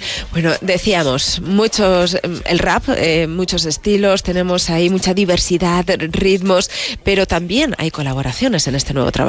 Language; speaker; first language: Spanish; native; Spanish